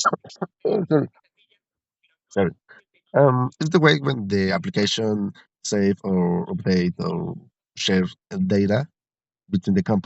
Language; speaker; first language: English; non-native, learner; Spanish